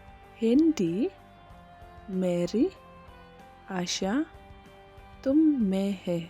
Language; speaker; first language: Hindi; non-native, learner; Khasi